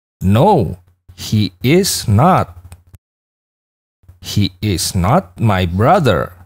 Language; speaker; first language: English; non-native, fluent; Indonesian